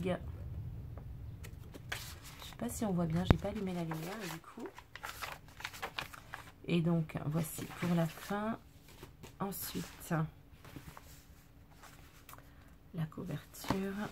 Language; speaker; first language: French; native; French